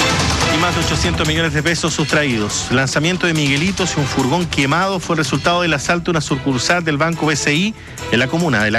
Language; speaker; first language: Spanish; native; Spanish